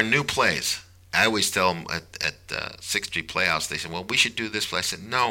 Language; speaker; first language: English; native; English